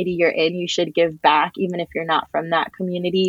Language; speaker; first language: English; early bilingual, other home language; Spanish